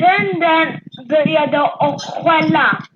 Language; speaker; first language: Swedish; early bilingual, other home language; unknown